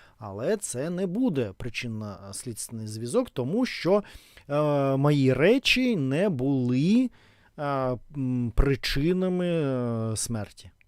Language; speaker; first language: Ukrainian; non-native, local second language; Russian